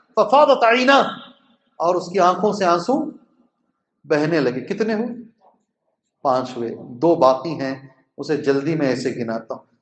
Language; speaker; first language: Urdu; native; Urdu